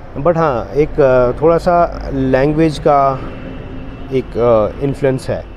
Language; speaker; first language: Hindi; non-native, local second language; Pahari-Potwari